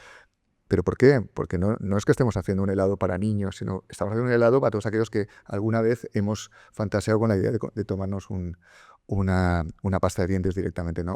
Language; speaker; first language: Spanish; native; Spanish